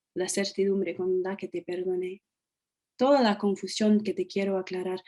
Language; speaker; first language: Spanish; non-native, fluent; French